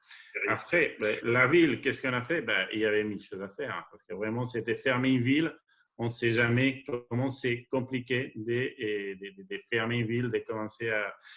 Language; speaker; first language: French; non-native, fluent; Spanish